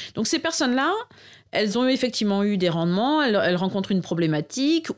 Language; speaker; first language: French; native; French